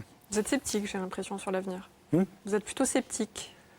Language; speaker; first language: French; native; French